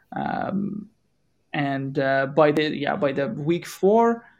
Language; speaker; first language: English; non-native, fluent; Persian